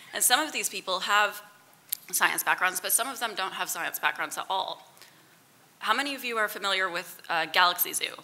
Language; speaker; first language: English; native; English